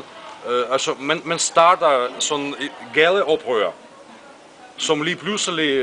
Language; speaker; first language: Danish; non-native, fluent; Russian